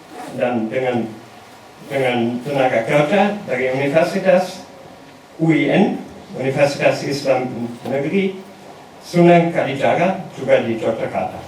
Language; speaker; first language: Indonesian; non-native, learner; German